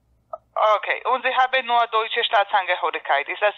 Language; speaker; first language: German; non-native, learner; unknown